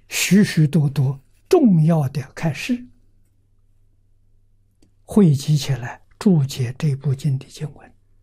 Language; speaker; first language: Chinese; native; Chinese